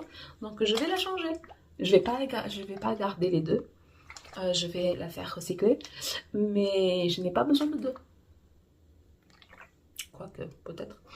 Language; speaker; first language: French; non-native, fluent; Portuguese